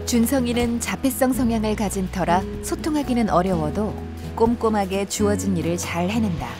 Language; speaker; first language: Korean; native; Korean